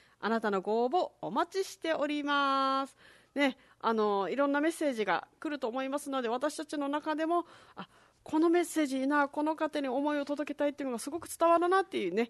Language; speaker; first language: Japanese; native; Japanese